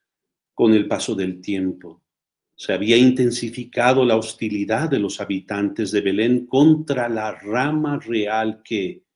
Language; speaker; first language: Spanish; native; Spanish